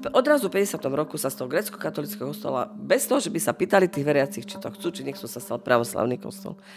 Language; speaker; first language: Slovak; non-native, local second language; Rusyn